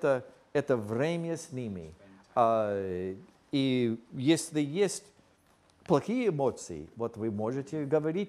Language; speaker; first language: Russian; non-native, fluent; English